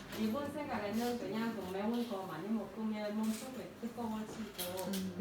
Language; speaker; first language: Korean; non-native, learner; Vietnamese